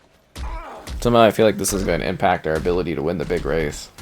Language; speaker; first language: English; native; English